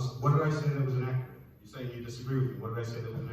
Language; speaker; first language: English; native; English